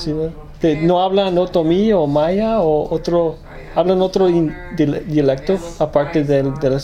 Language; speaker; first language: Spanish; early bilingual, other home language; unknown